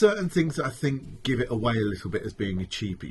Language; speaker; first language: English; native; English